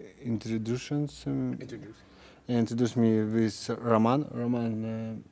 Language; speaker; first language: English; non-native, learner; Russian